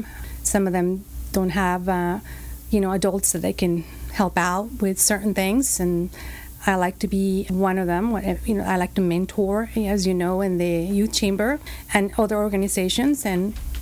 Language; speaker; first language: English; non-native, fluent; Spanish